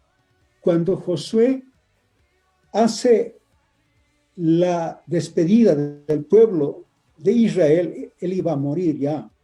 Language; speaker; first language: Spanish; native; Spanish